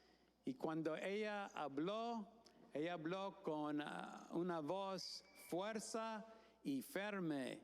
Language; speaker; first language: Spanish; non-native, fluent; English